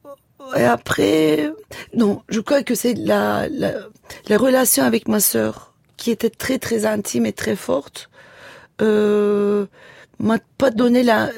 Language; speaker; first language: French; non-native, fluent; Turkish